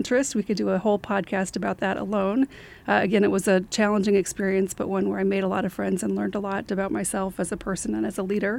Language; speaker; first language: English; native; English